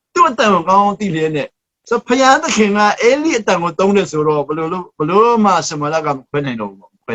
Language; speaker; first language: Burmese; non-native, local second language; Hakha Chin